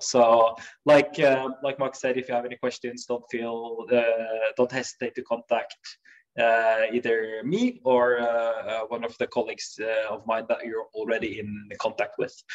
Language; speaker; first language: English; non-native, fluent; Norwegian